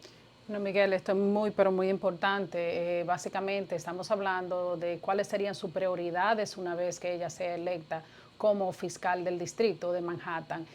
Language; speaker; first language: Spanish; native; Spanish